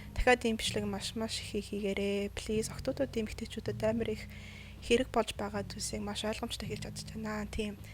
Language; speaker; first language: Mongolian; early bilingual, heritage; Mongolian